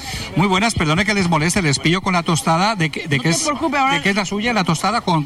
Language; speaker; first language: Spanish; non-native, local second language; Catalan